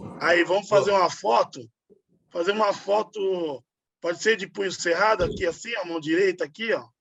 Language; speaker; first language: Portuguese; native; Portuguese